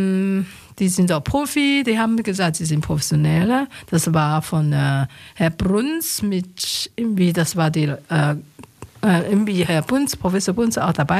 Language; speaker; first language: German; non-native, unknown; Chinese